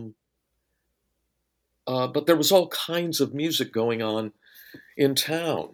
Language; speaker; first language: English; native; English